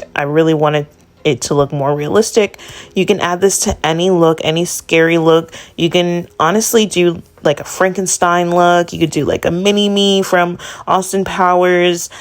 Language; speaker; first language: English; native; English